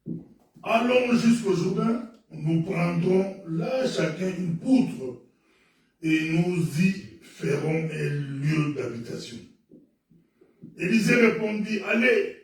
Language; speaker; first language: French; non-native, local second language; Lingala